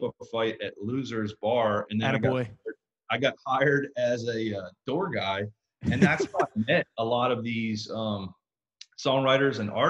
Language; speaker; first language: English; native; English